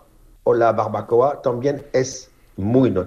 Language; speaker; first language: Spanish; non-native, fluent; French